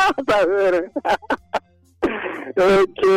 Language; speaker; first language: Portuguese; non-native, local second language; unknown